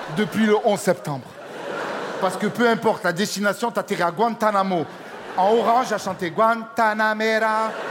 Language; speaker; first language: French; native; French